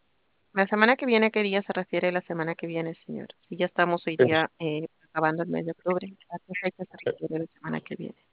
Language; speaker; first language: Spanish; native; Spanish